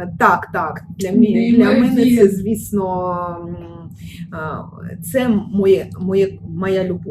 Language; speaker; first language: Ukrainian; non-native, local second language; Russian